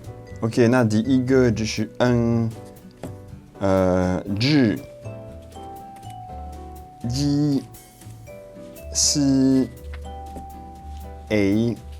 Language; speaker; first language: Chinese; non-native, fluent; French